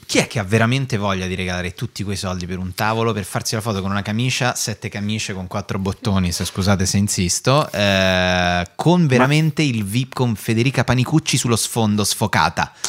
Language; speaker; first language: Italian; native; Italian